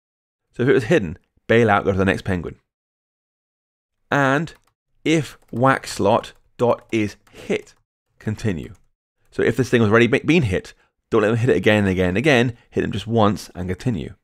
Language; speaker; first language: English; native; English